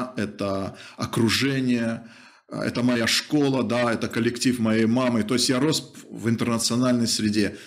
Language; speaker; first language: Russian; native; Russian